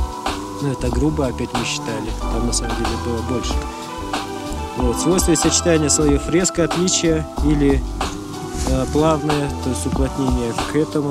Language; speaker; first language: Russian; native; Russian